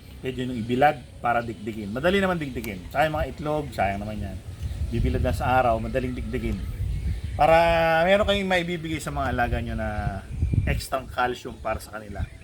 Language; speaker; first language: Filipino; native; Filipino